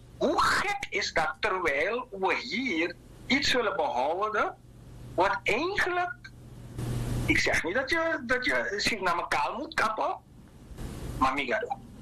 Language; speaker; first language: Dutch; native; Dutch